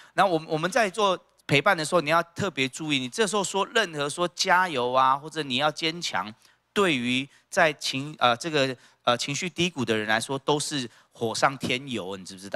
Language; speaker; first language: Chinese; native; Chinese